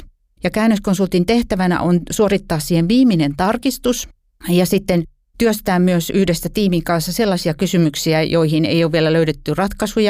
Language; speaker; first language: Finnish; native; Finnish